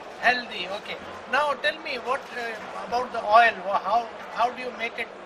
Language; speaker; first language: English; non-native, fluent; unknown